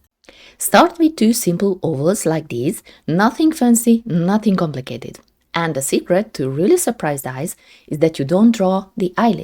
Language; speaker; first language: English; non-native, fluent; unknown